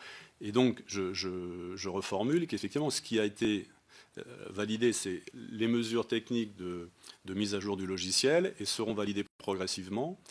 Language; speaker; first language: French; native; French